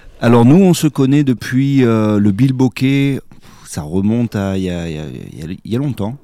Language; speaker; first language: French; native; French